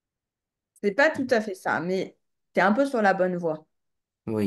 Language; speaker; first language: French; native; French